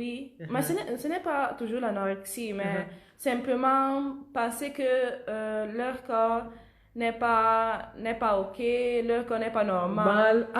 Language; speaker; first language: French; non-native, learner; Italian